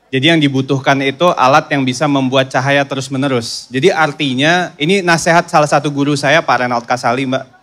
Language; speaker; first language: Indonesian; native; Indonesian